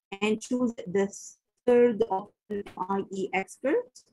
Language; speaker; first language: English; non-native, local second language; Arabic